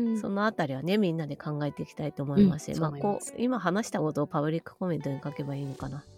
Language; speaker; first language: Japanese; native; Japanese